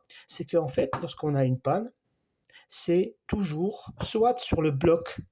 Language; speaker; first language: French; native; French